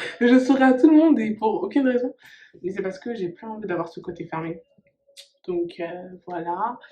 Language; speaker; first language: French; early bilingual, other home language; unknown